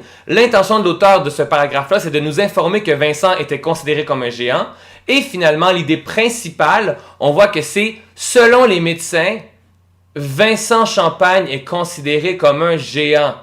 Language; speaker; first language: French; native; French